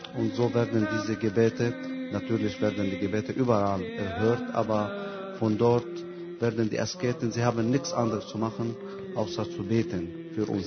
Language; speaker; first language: German; non-native, fluent; Arabic